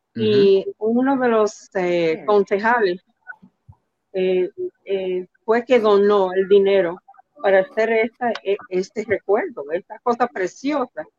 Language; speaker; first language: Spanish; early bilingual, heritage; Spanish